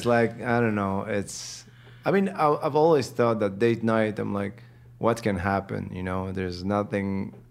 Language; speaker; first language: English; non-native, fluent; Arabic